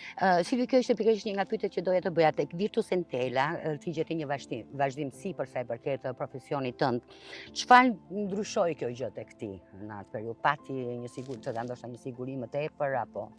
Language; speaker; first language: Albanian; native; Albanian